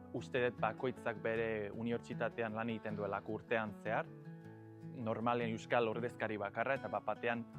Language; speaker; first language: Basque; non-native, fluent; English